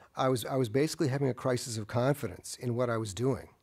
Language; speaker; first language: English; native; English